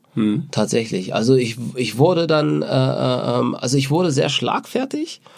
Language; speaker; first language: German; native; German